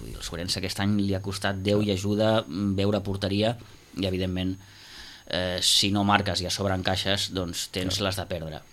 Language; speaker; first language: Catalan; native; Catalan